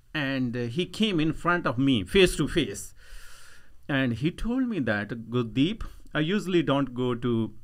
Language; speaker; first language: English; non-native, local second language; Punjabi